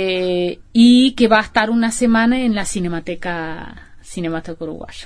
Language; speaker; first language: Spanish; non-native, fluent; Portuguese